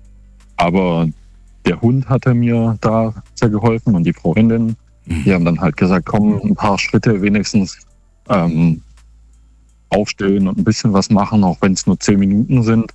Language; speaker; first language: German; native; German